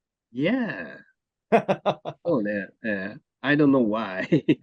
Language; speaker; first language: English; non-native, learner; Japanese